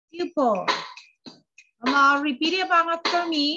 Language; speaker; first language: English; non-native, fluent; Spanish